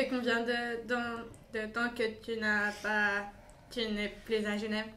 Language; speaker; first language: French; non-native, fluent; Bulgarian